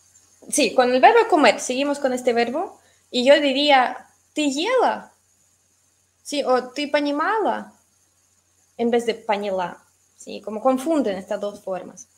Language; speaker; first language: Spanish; non-native, fluent; Russian